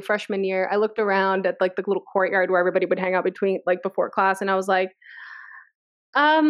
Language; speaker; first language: English; early bilingual, other home language; Spanish